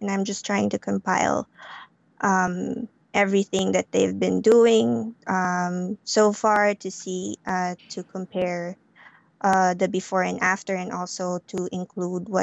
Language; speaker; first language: English; non-native, local second language; Filipino